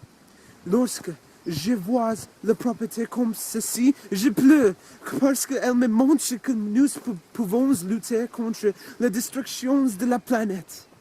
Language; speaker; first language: French; non-native, learner; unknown